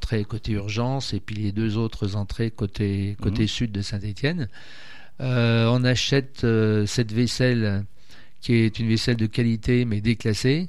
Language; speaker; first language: French; native; French